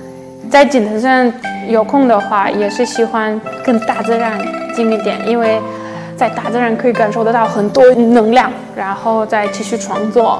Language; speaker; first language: Chinese; non-native, fluent; Russian